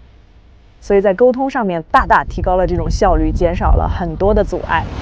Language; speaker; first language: Chinese; native; Chinese